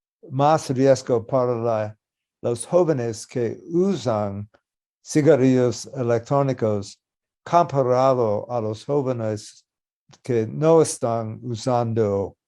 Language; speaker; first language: Spanish; non-native, learner; English